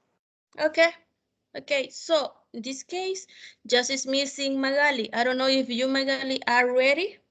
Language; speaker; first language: English; non-native, fluent; Spanish